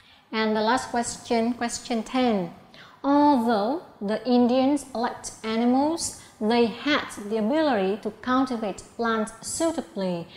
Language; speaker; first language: English; non-native, fluent; Vietnamese